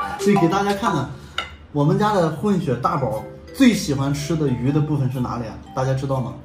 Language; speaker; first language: Chinese; native; Chinese